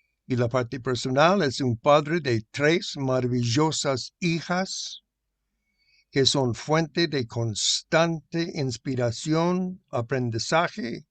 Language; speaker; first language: Spanish; non-native, fluent; English